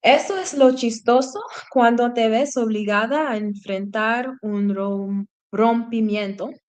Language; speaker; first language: Spanish; non-native, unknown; English